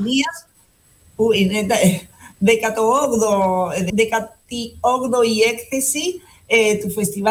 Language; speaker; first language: Greek; non-native, fluent; Spanish